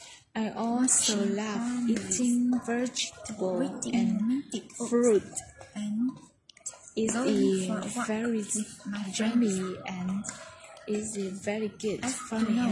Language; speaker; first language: English; non-native, learner; Vietnamese